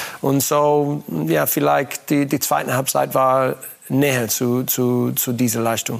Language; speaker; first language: German; non-native, learner; English